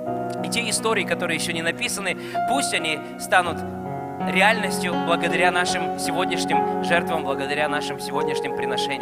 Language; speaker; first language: Russian; native; Russian